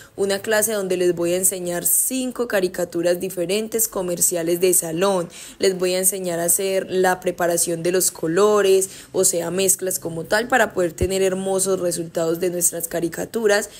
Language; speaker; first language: Spanish; native; Spanish